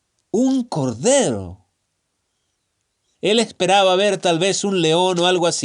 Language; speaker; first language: Spanish; native; Spanish